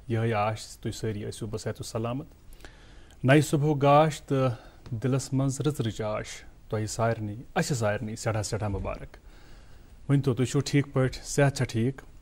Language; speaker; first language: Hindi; non-native, local second language; Kashmiri